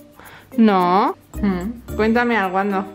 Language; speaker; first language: Spanish; native; Spanish